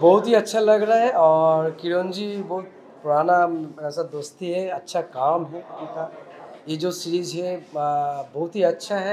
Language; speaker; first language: Hindi; non-native, local second language; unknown